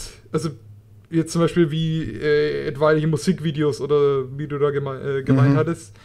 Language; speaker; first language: German; native; German